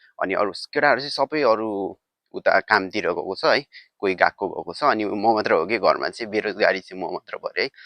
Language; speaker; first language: Nepali; native; Nepali